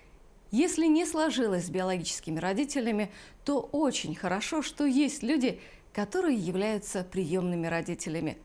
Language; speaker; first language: Russian; native; Russian